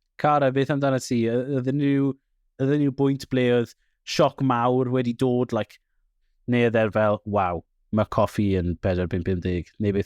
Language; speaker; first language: Welsh; native; Welsh